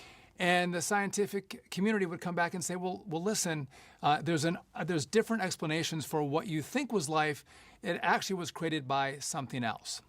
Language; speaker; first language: English; native; English